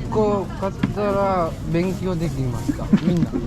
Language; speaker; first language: Japanese; non-native, learner; Sinhala